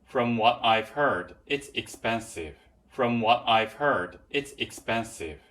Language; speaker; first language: English; non-native, fluent; Korean